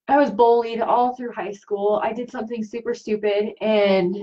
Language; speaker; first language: English; native; English